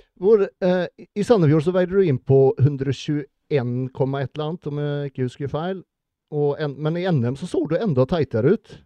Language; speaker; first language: Norwegian; native; Norwegian